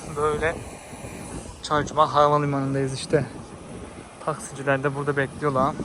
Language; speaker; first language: Turkish; native; Turkish